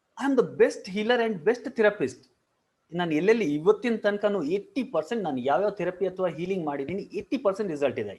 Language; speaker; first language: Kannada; non-native, local second language; Marwari